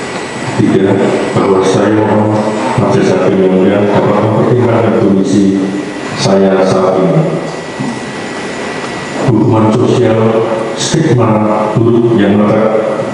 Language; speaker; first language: Indonesian; non-native, local second language; Javanese